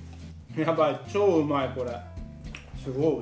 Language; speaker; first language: Japanese; native; Japanese